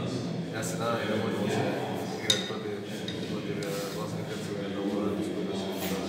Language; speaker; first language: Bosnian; non-native, learner; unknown